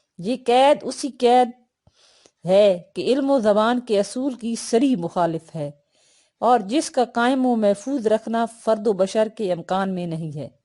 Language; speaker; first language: Urdu; native; Urdu